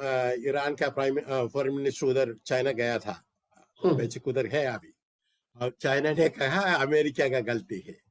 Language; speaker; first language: Hindi; non-native, local second language; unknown